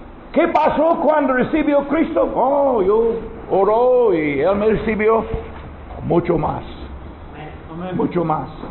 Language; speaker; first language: Spanish; non-native, learner; English